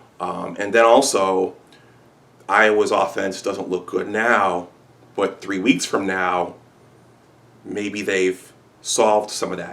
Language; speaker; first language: English; native; English